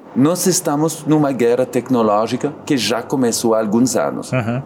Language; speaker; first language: Portuguese; non-native, fluent; French